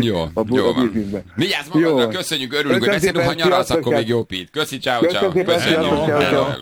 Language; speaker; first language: Hungarian; native; Hungarian